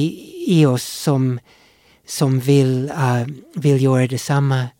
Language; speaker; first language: Swedish; non-native, fluent; English